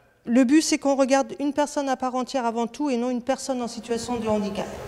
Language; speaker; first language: French; native; French